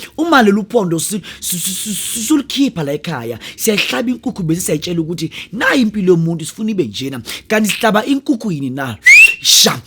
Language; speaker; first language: Zulu; non-native, local second language; Northern Sotho